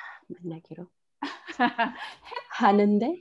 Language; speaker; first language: Korean; non-native, learner; Malay